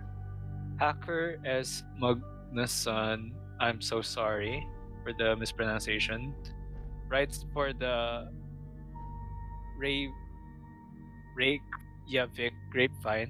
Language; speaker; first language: English; non-native, local second language; Filipino